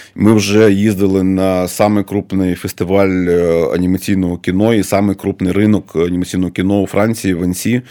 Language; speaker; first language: Ukrainian; native; Ukrainian